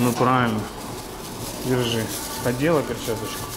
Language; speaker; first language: Russian; native; Russian